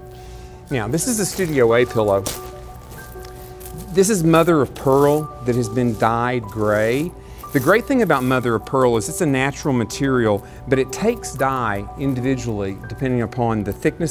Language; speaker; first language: English; native; English